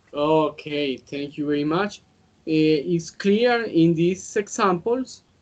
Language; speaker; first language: English; non-native, learner; Spanish